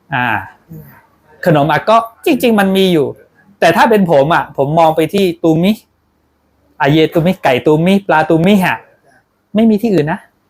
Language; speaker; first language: Thai; non-native, local second language; Pattani Malay